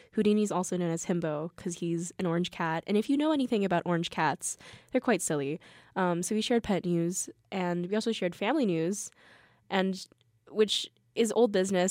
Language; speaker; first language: English; early bilingual, other home language; Korean